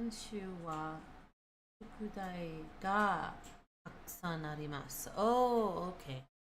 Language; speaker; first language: Japanese; non-native, learner; English